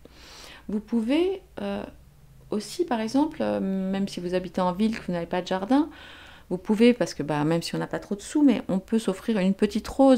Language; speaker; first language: French; native; French